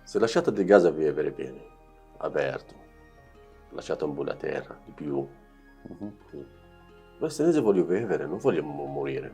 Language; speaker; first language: Italian; non-native, learner; Arabic